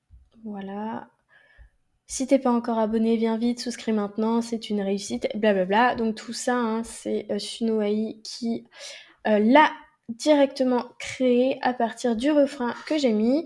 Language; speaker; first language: French; native; French